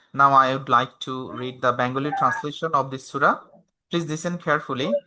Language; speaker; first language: English; non-native, local second language; Bangla